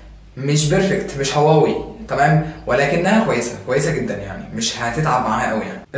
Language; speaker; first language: Arabic; native; Arabic